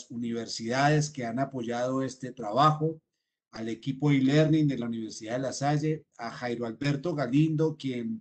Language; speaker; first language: Spanish; native; Spanish